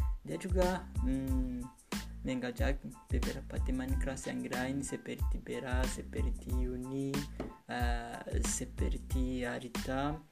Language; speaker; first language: Indonesian; non-native, learner; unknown